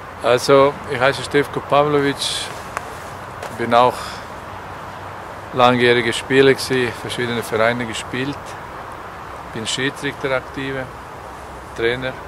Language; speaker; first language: German; non-native, fluent; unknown